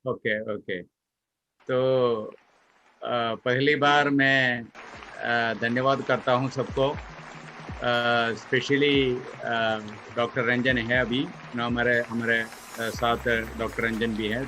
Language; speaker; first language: Hindi; non-native, local second language; Malayalam